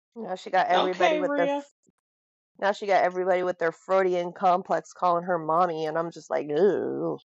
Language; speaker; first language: English; native; English